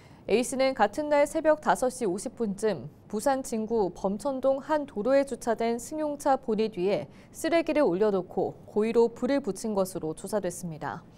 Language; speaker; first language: Korean; native; Korean